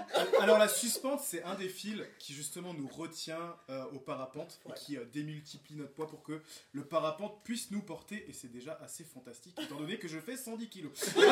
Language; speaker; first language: French; native; French